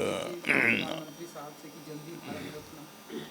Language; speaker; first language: Hindi; native; Hindi